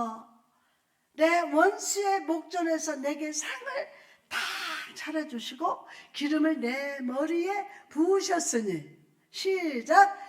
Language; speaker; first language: Korean; native; Korean